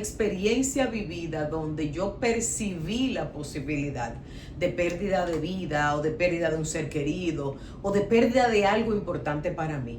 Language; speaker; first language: Spanish; native; Spanish